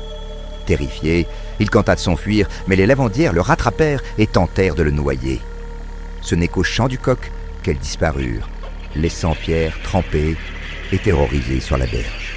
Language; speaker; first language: French; native; French